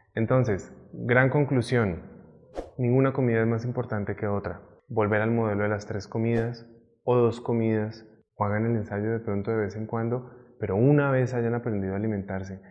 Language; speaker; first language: Spanish; native; Spanish